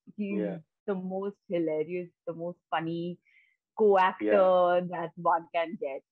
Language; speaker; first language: English; non-native, local second language; Bangla